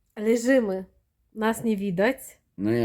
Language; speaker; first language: Polish; non-native, fluent; Ukrainian